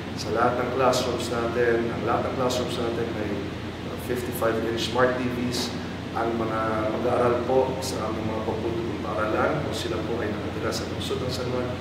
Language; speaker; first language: Filipino; native; Filipino